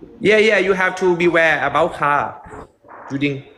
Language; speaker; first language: English; non-native, learner; Thai